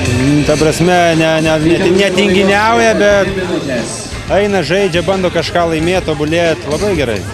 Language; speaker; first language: Lithuanian; native; Lithuanian